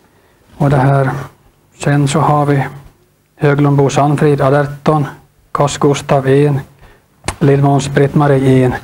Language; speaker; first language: Swedish; native; Swedish